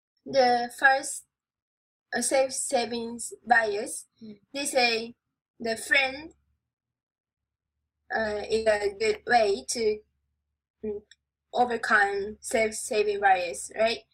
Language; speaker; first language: English; non-native, learner; Japanese